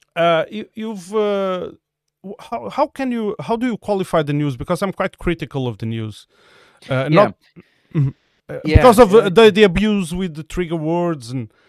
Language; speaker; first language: English; non-native, fluent; Portuguese